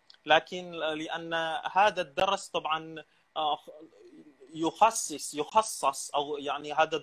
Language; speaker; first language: Arabic; non-native, fluent; Indonesian